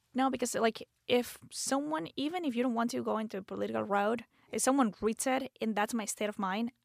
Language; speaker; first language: English; non-native, fluent; Spanish